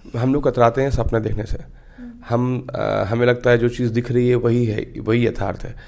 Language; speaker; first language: Hindi; native; Hindi